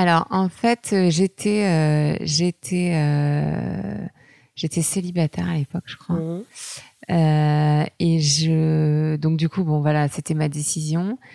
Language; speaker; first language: French; native; French